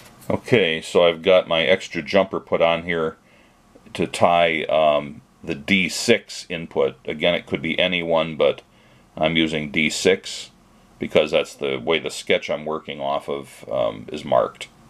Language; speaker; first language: English; native; English